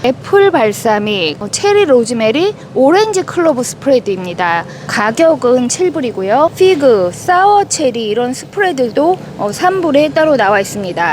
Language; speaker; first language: Korean; native; Korean